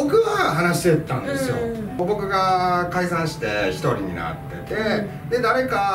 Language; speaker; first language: Japanese; native; Japanese